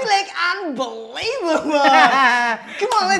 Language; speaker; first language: English; non-native, learner; Indonesian